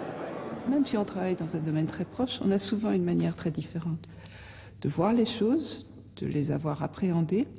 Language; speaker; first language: French; native; French